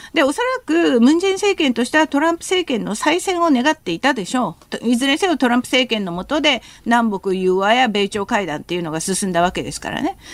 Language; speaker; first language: Japanese; non-native, fluent; Korean